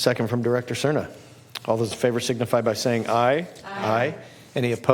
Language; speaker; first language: English; native; English